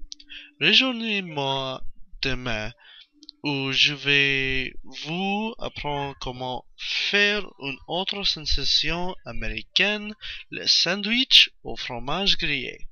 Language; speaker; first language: French; non-native, learner; English